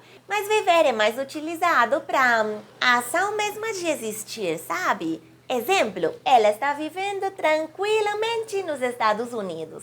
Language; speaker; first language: Portuguese; non-native, fluent; Spanish